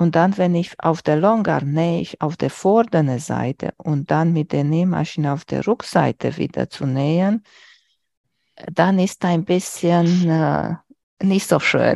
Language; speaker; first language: German; non-native, fluent; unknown